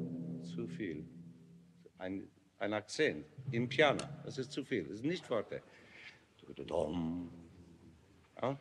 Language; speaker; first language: German; non-native, learner; English